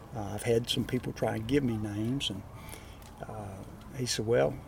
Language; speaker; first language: English; native; English